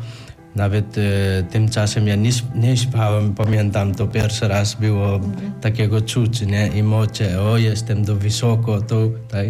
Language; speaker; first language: Polish; non-native, learner; Nepali